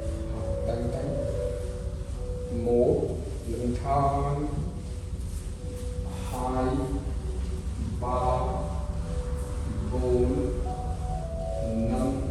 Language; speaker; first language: Vietnamese; non-native, fluent; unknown